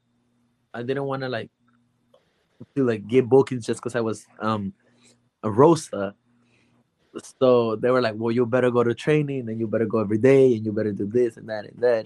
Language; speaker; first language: English; non-native, fluent; Spanish